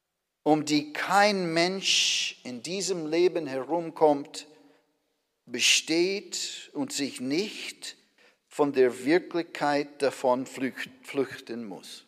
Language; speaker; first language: German; non-native, fluent; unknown